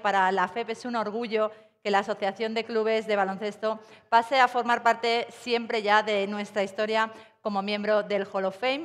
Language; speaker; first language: Spanish; native; Spanish